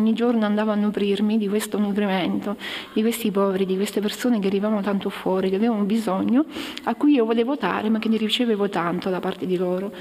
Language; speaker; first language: Italian; native; Italian